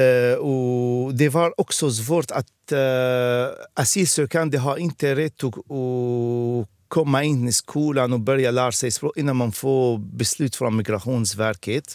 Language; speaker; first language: Swedish; non-native, fluent; Arabic